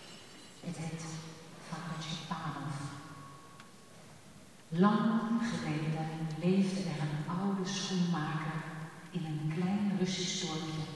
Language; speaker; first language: Dutch; native; Dutch